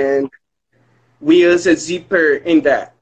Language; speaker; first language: English; non-native, learner; Portuguese